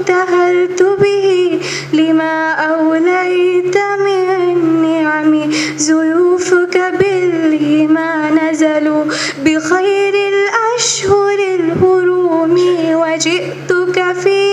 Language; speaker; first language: Arabic; non-native, learner; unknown